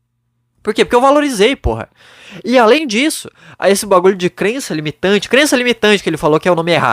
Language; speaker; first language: Portuguese; native; Portuguese